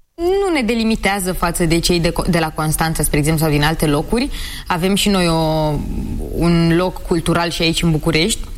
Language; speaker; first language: Romanian; non-native, local second language; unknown